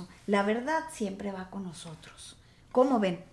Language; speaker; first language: Spanish; native; Spanish